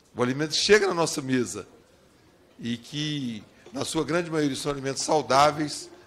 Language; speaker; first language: Portuguese; native; Portuguese